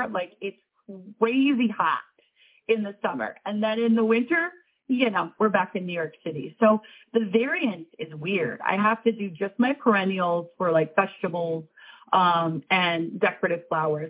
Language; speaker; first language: English; native; English